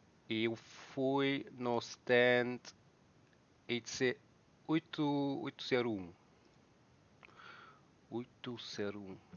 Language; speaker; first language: Portuguese; non-native, learner; German